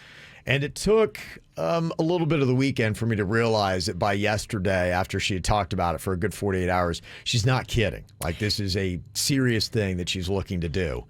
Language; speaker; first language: English; native; English